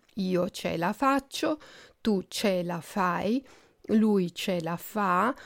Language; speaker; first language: Italian; native; Italian